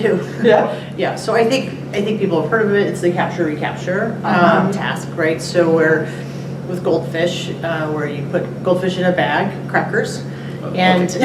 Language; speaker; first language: English; native; English